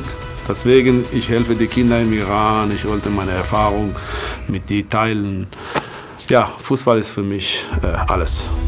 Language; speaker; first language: German; non-native, fluent; Persian